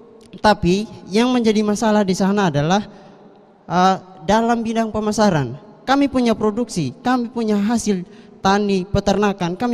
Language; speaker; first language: Indonesian; non-native, local second language; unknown